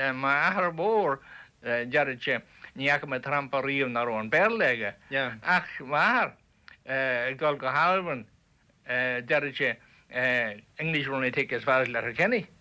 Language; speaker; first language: Irish; native; Irish